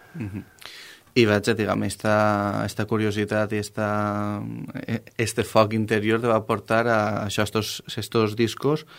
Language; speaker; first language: Catalan; native; Catalan